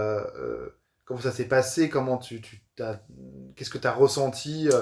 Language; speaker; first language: French; native; French